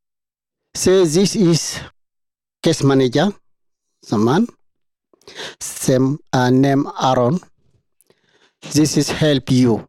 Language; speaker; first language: English; non-native, learner; Arabic